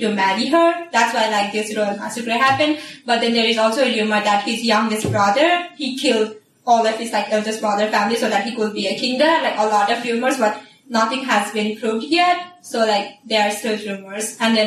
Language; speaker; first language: English; non-native, fluent; Nepali